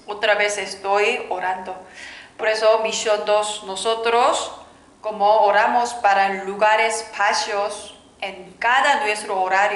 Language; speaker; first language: Spanish; non-native, learner; Korean